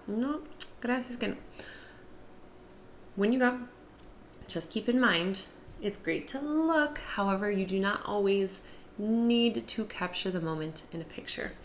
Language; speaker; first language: English; native; English